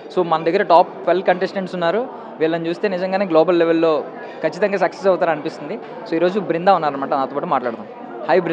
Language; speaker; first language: Telugu; native; Telugu